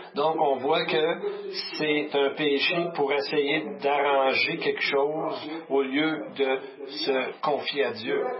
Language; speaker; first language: French; native; French